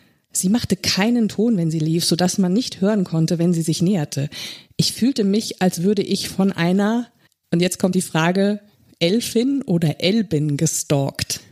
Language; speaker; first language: German; native; German